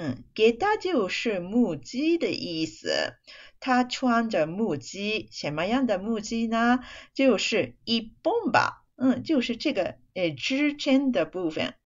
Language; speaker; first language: Chinese; non-native, fluent; Japanese